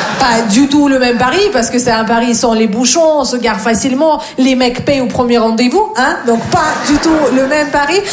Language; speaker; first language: French; non-native, fluent; Russian